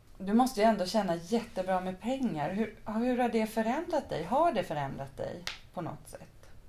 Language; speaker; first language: Swedish; native; Swedish